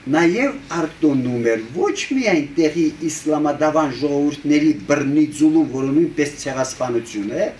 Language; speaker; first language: Armenian; native; Armenian